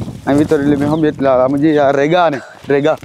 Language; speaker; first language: Vietnamese; non-native, learner; Portuguese